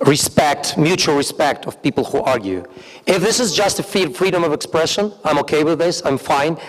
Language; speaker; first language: English; non-native, fluent; Ukrainian